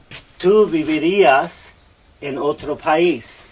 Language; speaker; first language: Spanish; non-native, learner; English